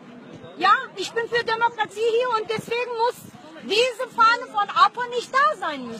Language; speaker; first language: German; early bilingual, other home language; Turkish